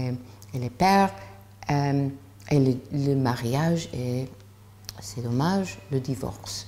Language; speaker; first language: French; non-native, learner; English